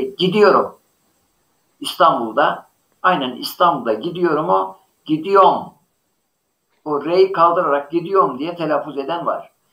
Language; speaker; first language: Turkish; non-native, local second language; Zaza